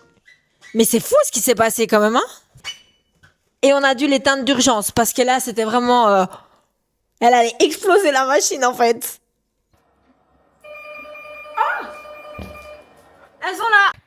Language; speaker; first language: French; native; French